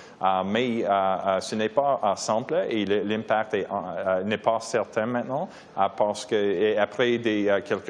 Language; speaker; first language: French; non-native, learner; English